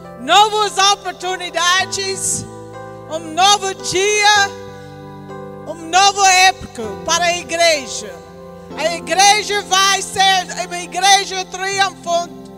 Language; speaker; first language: Portuguese; non-native, learner; English